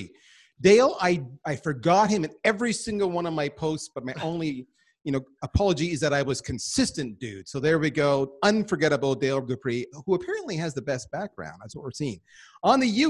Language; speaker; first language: English; native; English